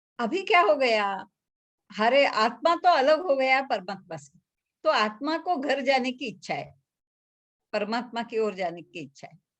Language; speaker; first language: Hindi; non-native, local second language; Marathi